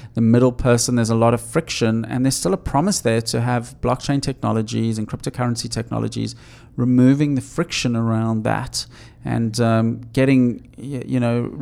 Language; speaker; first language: English; native; English